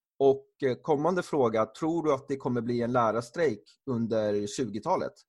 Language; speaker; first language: Swedish; native; Swedish